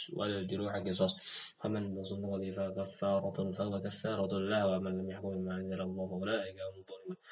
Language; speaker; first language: Arabic; non-native, learner; Indonesian